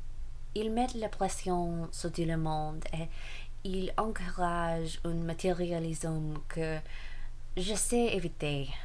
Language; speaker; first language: French; non-native, learner; English